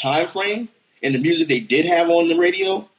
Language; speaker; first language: English; native; English